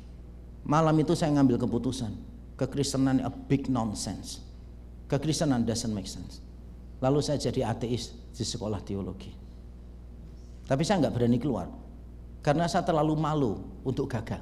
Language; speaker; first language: Indonesian; native; Indonesian